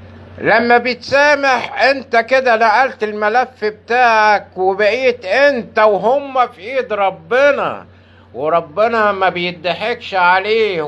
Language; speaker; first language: Arabic; native; Arabic